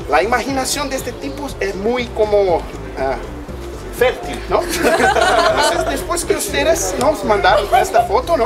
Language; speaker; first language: Spanish; non-native, fluent; Portuguese